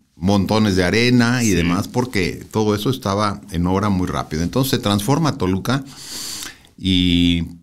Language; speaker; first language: Spanish; native; Spanish